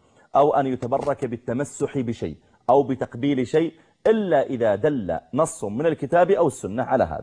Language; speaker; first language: Arabic; native; Arabic